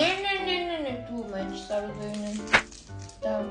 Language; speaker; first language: Lithuanian; non-native, learner; Japanese